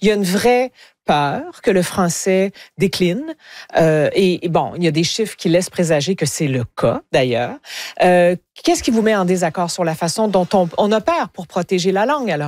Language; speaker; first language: French; native; French